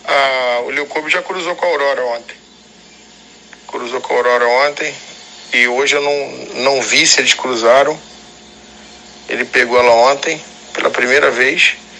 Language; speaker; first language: Portuguese; native; Portuguese